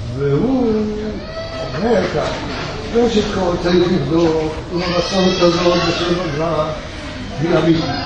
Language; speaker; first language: Hebrew; early bilingual, other home language; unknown